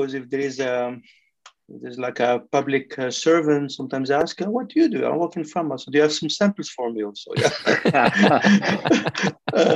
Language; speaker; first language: English; non-native, fluent; French